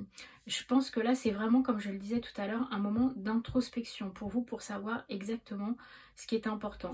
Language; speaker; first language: French; native; French